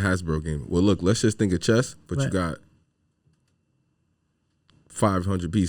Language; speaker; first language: English; native; English